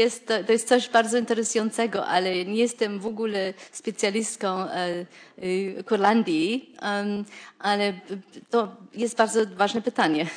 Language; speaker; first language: Polish; non-native, fluent; German